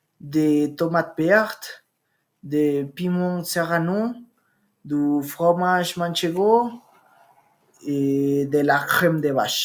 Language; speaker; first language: French; non-native, learner; Spanish